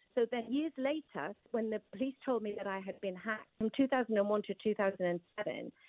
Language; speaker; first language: English; native; English